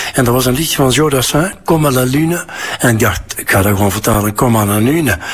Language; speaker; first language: Dutch; native; Dutch